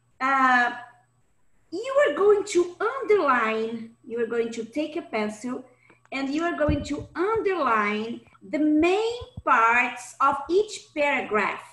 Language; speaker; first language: English; non-native, fluent; Portuguese